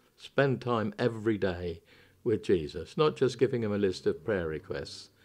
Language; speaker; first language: English; native; English